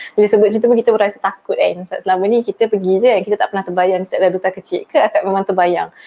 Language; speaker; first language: Malay; native; Malay